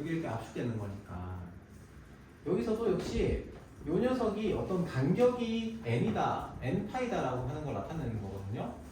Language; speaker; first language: Korean; native; Korean